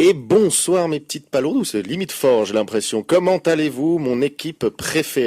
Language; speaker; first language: French; native; French